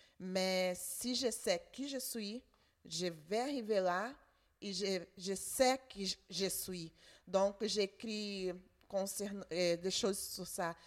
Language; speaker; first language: French; non-native, learner; Portuguese